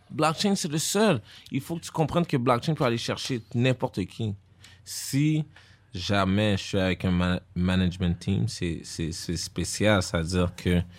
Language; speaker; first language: French; native; French